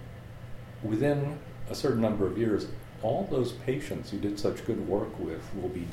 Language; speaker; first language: English; native; English